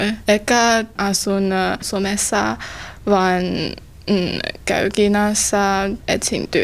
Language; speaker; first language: Finnish; non-native, learner; Chinese